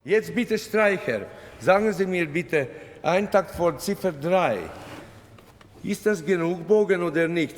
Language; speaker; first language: German; non-native, fluent; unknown